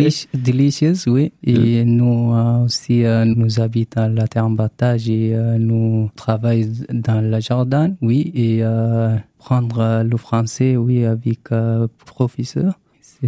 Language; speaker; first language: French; non-native, learner; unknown